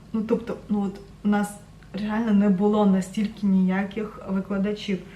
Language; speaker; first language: Ukrainian; non-native, local second language; Russian